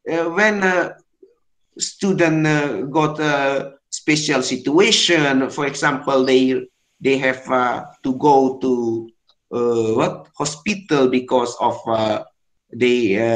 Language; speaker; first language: English; non-native, learner; Indonesian